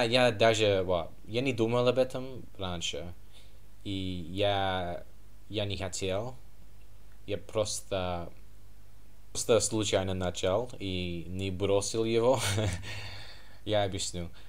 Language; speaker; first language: Russian; non-native, fluent; English